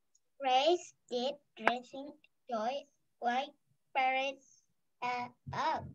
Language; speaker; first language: English; non-native, learner; Vietnamese